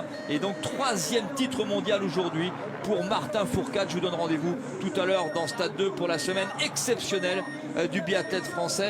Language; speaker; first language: French; native; French